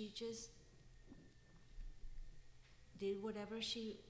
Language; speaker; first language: English; non-native, fluent; Spanish